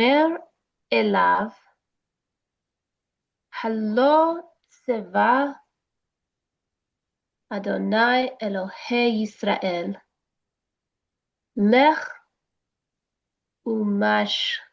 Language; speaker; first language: Hebrew; non-native, learner; English